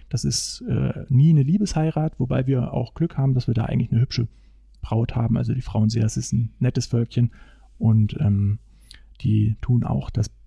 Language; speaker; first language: German; native; German